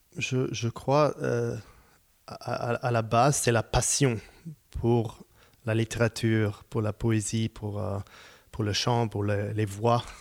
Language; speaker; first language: French; non-native, fluent; Hebrew